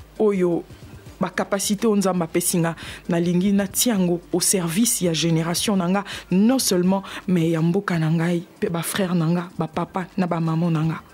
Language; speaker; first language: Lingala; native; Lingala